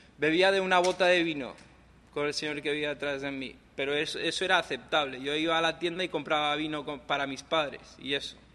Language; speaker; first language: Spanish; non-native, local second language; English